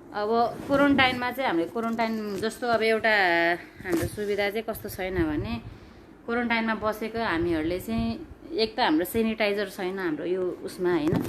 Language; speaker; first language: Nepali; native; Nepali